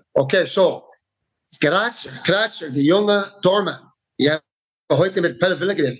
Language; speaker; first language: German; non-native, fluent; English